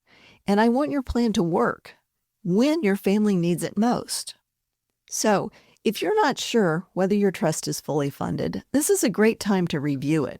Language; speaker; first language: English; native; English